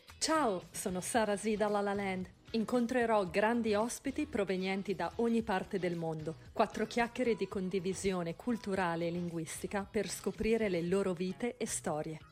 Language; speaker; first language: Italian; non-native, fluent; English